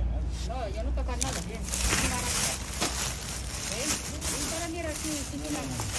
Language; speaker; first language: Spanish; non-native, learner; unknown